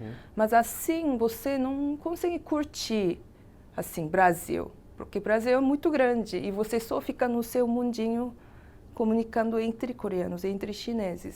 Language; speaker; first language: Portuguese; non-native, fluent; Korean